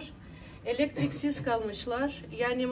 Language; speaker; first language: Turkish; non-native, learner; Ukrainian